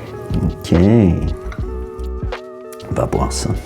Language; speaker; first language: French; non-native, fluent; English